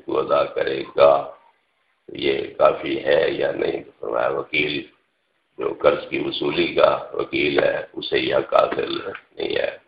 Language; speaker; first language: Urdu; non-native, local second language; Punjabi